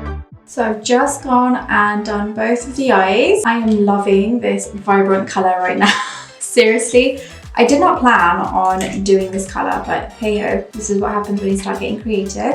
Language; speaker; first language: English; native; English